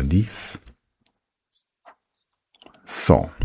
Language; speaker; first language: French; non-native, fluent; German